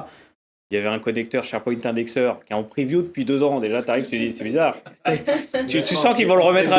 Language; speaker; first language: French; native; French